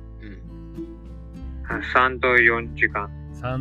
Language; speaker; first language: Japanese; non-native, learner; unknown